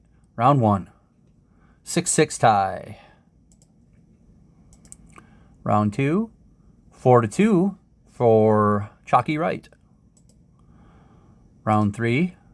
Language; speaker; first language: English; native; English